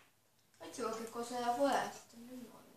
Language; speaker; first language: Italian; native; Italian